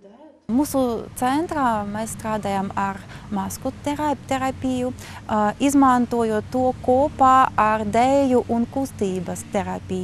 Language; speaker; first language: Latvian; non-native, local second language; Russian